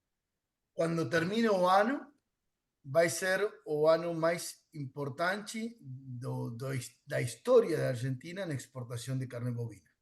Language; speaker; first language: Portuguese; non-native, learner; Spanish